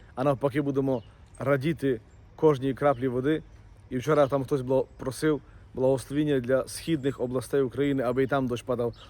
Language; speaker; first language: Ukrainian; native; Ukrainian